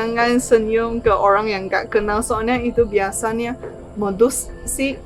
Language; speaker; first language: Indonesian; non-native, fluent; Chinese